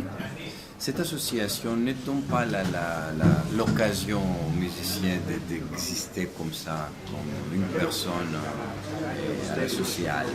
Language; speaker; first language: French; non-native, fluent; Greek